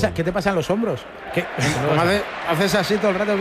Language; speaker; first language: Spanish; native; Spanish